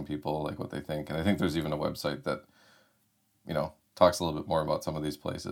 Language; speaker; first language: English; native; English